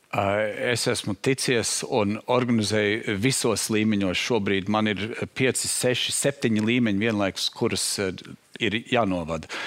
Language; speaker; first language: Latvian; native; Latvian